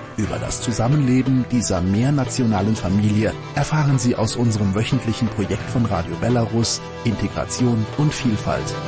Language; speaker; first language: German; non-native, fluent; Russian